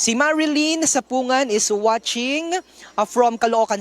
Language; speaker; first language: English; non-native, local second language; Filipino